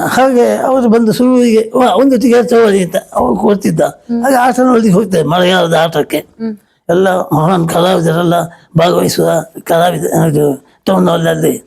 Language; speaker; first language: Kannada; native; Kannada